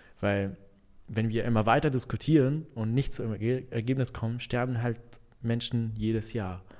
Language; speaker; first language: German; non-native, fluent; Arabic